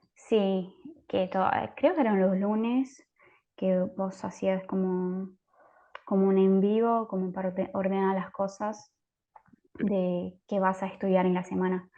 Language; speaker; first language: Spanish; native; Spanish